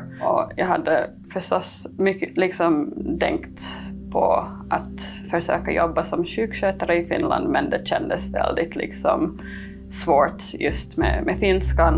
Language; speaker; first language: Swedish; non-native, fluent; English